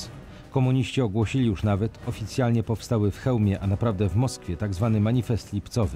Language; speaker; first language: Polish; native; Polish